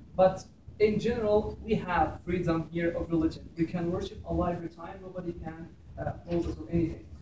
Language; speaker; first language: English; non-native, fluent; Arabic